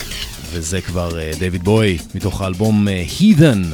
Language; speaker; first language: Hebrew; native; Hebrew